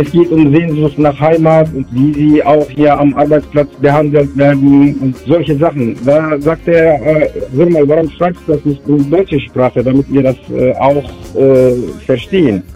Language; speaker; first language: German; early bilingual, other home language; Turkish